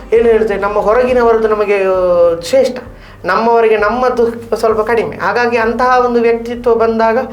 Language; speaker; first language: Kannada; non-native, local second language; Tulu